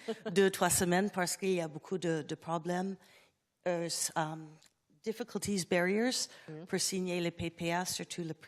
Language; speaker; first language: French; non-native, learner; English